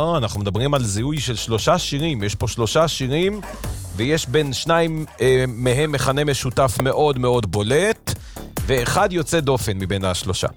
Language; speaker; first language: Hebrew; native; Hebrew